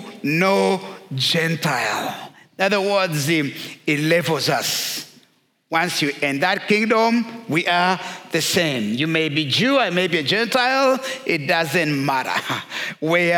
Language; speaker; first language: English; non-native, local second language; Kinyarwanda